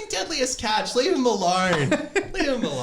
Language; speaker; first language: English; native; English